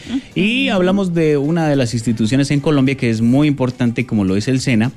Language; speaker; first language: Spanish; native; Spanish